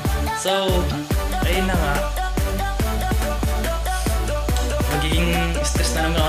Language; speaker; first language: Filipino; native; Filipino